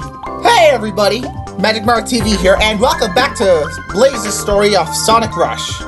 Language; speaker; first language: English; native; English